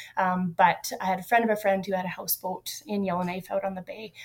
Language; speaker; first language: English; native; English